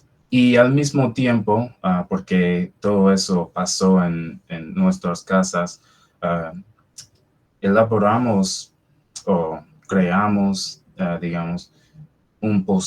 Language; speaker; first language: Spanish; non-native, fluent; English